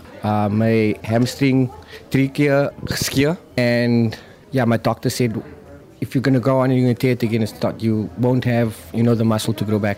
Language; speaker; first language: English; non-native, local second language; Afrikaans